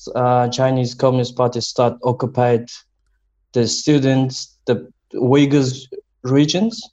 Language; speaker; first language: English; non-native, learner; Chinese